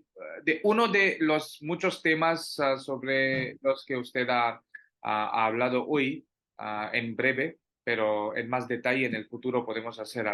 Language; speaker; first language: Spanish; non-native, fluent; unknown